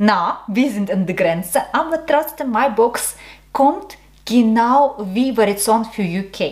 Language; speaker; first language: German; non-native, learner; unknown